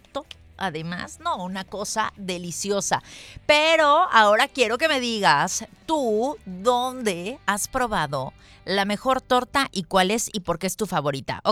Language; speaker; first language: Spanish; native; Spanish